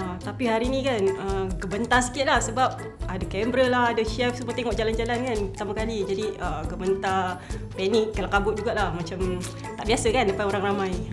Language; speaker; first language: Malay; native; Malay